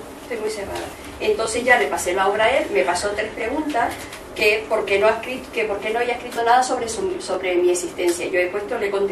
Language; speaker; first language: Spanish; native; Spanish